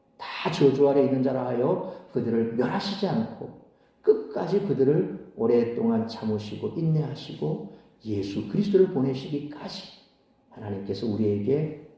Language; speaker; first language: Korean; native; Korean